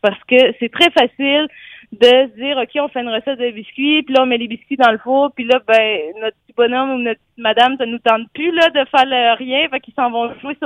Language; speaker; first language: French; native; French